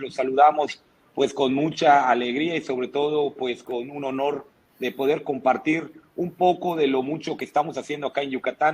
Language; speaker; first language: Spanish; native; Spanish